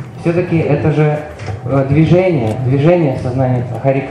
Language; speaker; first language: Russian; native; Russian